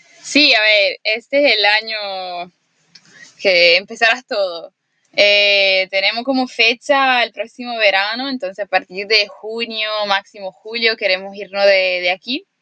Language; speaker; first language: Spanish; non-native, fluent; Italian